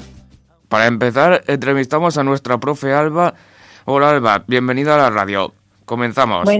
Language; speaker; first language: Spanish; native; Spanish